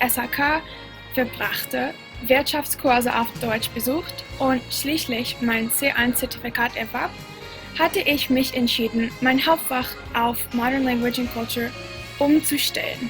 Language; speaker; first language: German; non-native, fluent; English